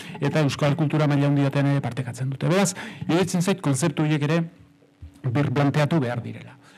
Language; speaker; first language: Basque; native; Basque